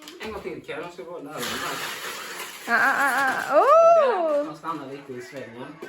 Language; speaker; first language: Swedish; non-native, learner; Thai